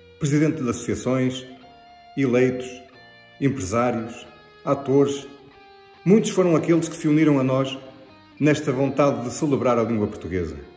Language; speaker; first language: Portuguese; native; Portuguese